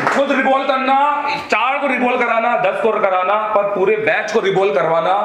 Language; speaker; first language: Hindi; native; Hindi